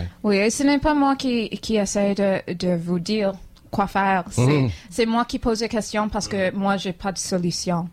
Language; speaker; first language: French; non-native, fluent; English